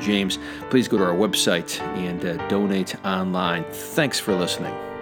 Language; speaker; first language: English; native; English